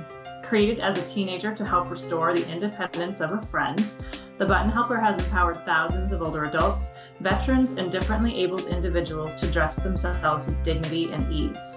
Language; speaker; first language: English; native; English